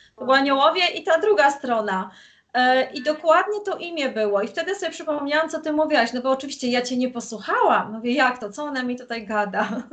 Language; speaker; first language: Polish; native; Polish